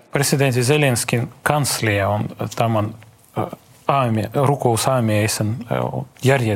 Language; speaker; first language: Finnish; non-native, fluent; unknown